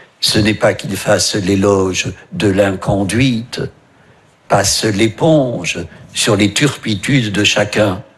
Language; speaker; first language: French; native; French